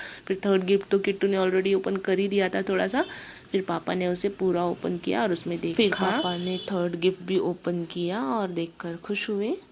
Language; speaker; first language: Hindi; native; Hindi